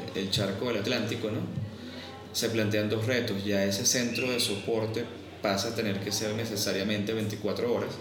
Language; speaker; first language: Spanish; native; Spanish